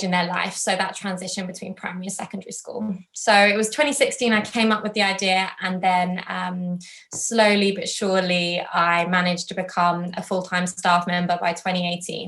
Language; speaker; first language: English; native; English